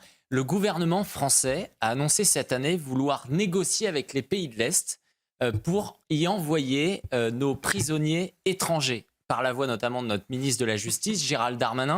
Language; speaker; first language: French; native; French